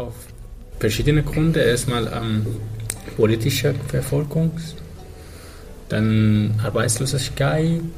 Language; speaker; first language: German; non-native, learner; Arabic